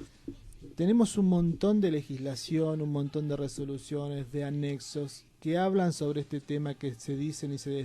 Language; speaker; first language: Spanish; native; Spanish